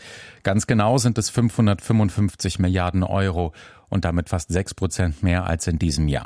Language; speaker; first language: German; native; German